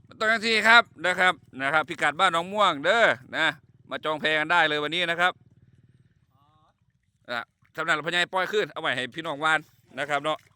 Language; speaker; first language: Thai; non-native, local second language; Lao